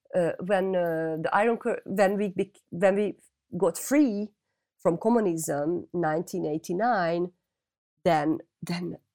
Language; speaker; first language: English; non-native, fluent; Hungarian